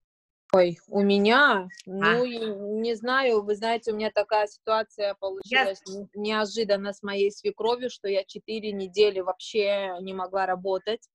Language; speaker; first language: Russian; native; Russian